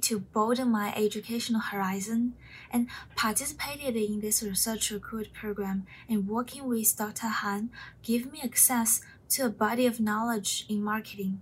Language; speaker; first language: English; non-native, fluent; Chinese